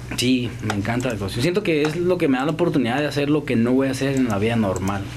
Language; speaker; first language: Spanish; native; Spanish